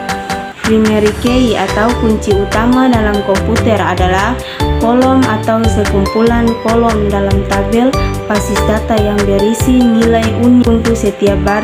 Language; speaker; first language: Indonesian; native; Indonesian